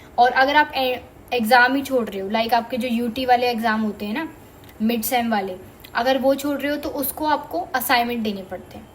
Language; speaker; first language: Hindi; native; Hindi